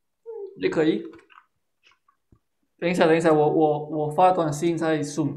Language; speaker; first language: Chinese; non-native, fluent; Spanish